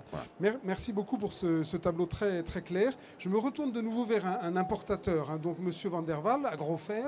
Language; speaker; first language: French; native; French